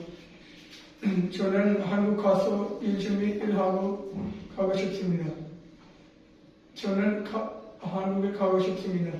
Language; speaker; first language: Korean; non-native, learner; Punjabi